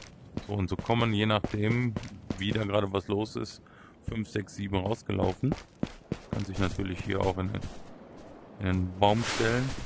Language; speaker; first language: German; native; German